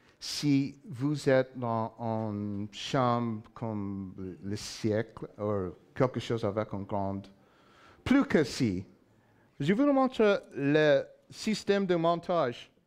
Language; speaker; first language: French; non-native, learner; English